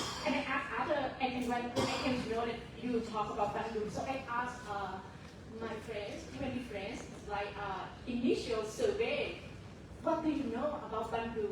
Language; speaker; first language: English; non-native, fluent; Thai